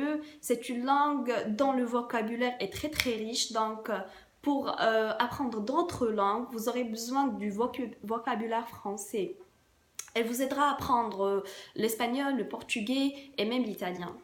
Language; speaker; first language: French; non-native, local second language; Arabic